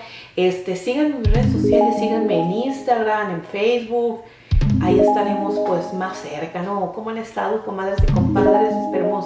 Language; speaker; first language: Spanish; native; Spanish